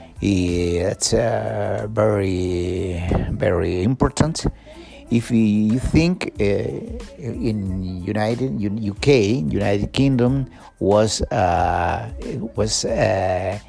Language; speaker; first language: English; non-native, learner; Spanish